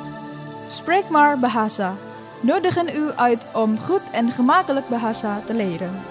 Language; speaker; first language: Dutch; non-native, learner; Indonesian